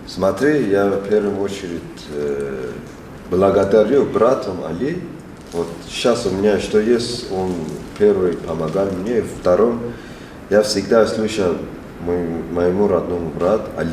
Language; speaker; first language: Russian; non-native, learner; Persian